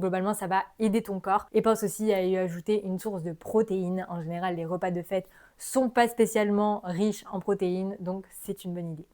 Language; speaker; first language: French; native; French